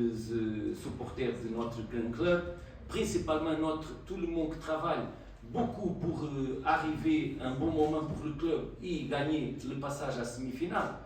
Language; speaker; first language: French; non-native, learner; Portuguese